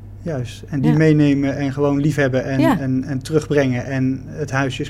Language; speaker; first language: Dutch; native; Dutch